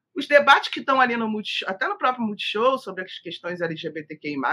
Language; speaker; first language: Portuguese; native; Portuguese